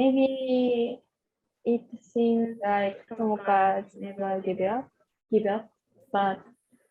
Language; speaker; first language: English; non-native, learner; Japanese